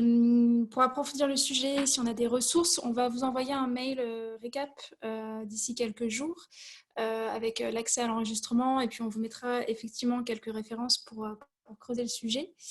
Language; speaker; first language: French; native; French